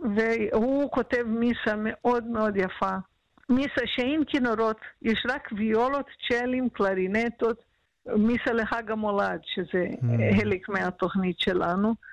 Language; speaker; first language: Hebrew; non-native, fluent; Portuguese